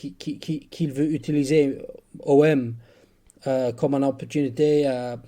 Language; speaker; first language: French; non-native, fluent; English